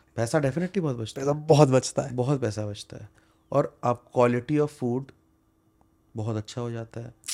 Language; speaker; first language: Hindi; non-native, local second language; Bangla